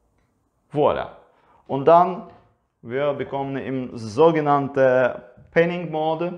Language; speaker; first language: German; non-native, learner; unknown